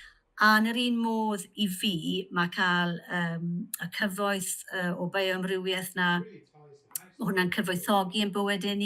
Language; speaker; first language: Welsh; native; Welsh